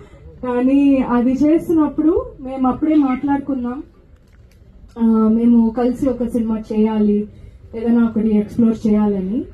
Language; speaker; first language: Telugu; non-native, fluent; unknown